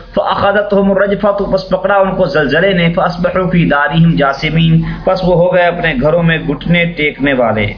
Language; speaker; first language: Urdu; non-native, local second language; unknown